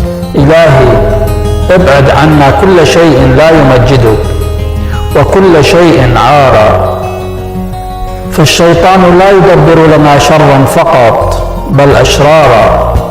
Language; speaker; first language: Arabic; native; Arabic